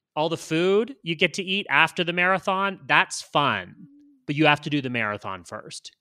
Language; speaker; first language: English; native; English